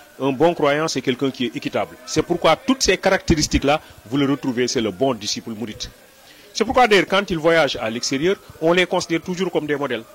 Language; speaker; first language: French; non-native, local second language; Wolof